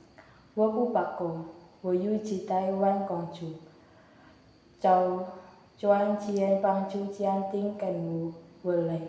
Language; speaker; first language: Chinese; non-native, learner; Indonesian